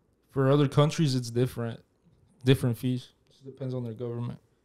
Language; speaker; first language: English; early bilingual, other home language; Spanish